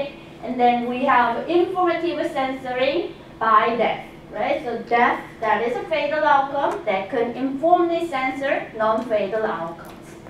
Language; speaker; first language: English; non-native, fluent; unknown